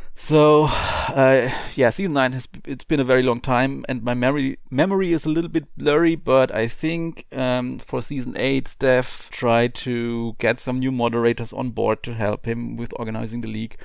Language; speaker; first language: English; non-native, fluent; German